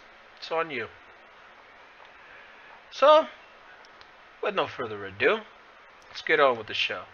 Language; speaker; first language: English; native; English